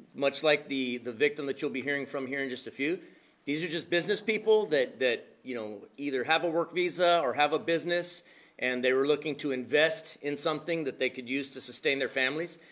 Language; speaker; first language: English; early bilingual, other home language; Spanish